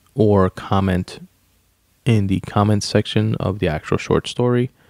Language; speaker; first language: English; early bilingual, other home language; Spanish